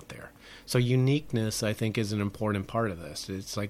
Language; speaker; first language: English; native; English